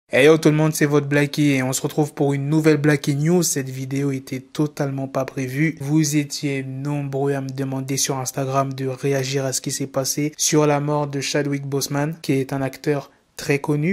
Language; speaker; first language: French; native; French